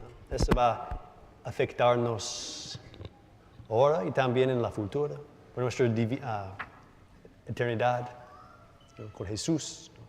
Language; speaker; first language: Spanish; non-native, learner; English